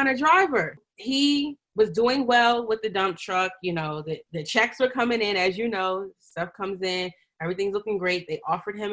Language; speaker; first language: English; native; English